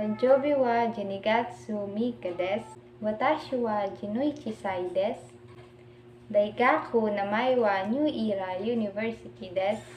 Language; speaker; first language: Japanese; non-native, learner; Filipino